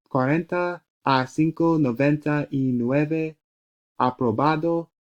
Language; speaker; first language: Spanish; non-native, learner; English